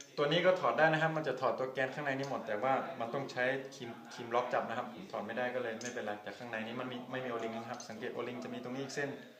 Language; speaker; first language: Thai; native; Thai